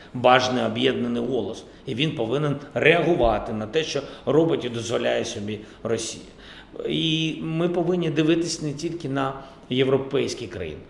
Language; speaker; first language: Ukrainian; non-native, local second language; Russian